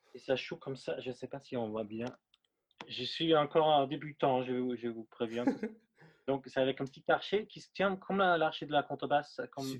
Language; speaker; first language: French; non-native, fluent; German